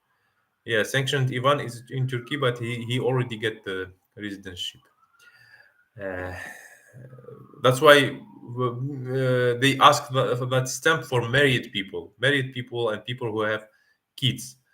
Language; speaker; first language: English; non-native, fluent; Arabic